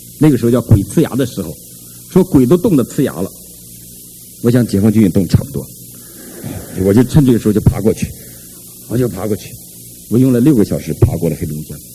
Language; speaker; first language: Chinese; native; Chinese